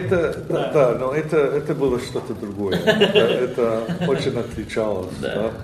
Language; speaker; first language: Russian; non-native, fluent; English